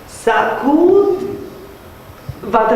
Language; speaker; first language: French; non-native, learner; Spanish